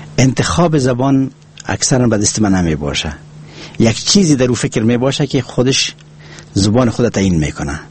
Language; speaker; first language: Persian; non-native, local second language; Pashto